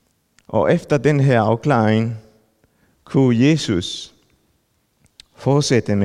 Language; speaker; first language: Danish; non-native, fluent; Spanish